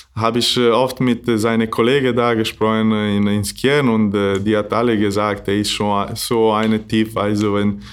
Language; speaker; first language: German; non-native, learner; Bosnian